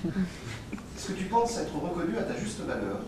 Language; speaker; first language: French; native; French